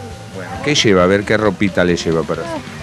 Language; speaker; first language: Spanish; native; Spanish